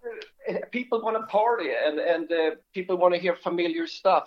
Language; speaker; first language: English; non-native, fluent; Swedish